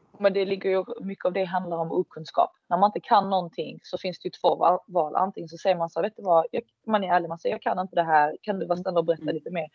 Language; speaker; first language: Swedish; native; Swedish